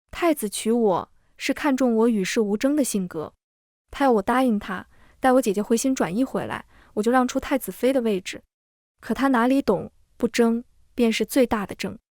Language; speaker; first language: Chinese; native; Chinese